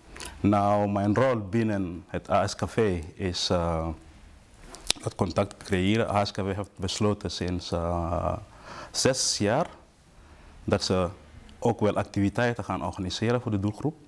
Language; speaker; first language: Dutch; non-native, fluent; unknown